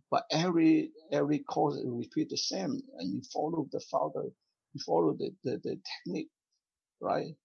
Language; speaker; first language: English; non-native, fluent; Vietnamese